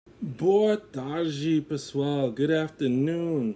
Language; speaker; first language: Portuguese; non-native, learner; English